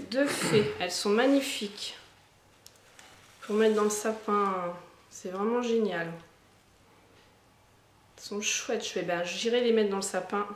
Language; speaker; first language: French; native; French